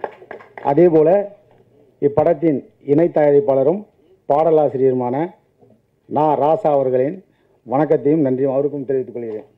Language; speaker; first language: Tamil; native; Tamil